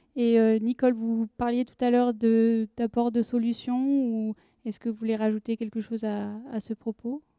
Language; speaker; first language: French; native; French